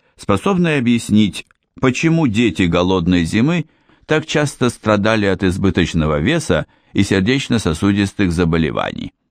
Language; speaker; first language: Russian; native; Russian